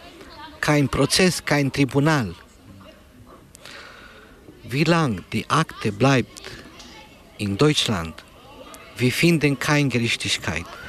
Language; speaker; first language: German; non-native, learner; Romanian